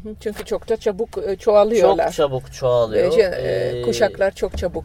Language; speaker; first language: Turkish; non-native, fluent; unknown